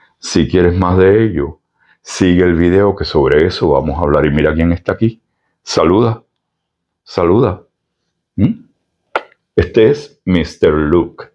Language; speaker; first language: Spanish; native; Spanish